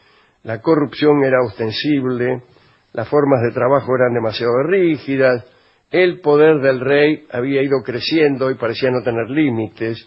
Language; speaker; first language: Spanish; native; Spanish